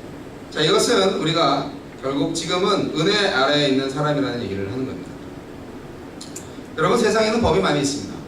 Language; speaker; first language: Korean; native; Korean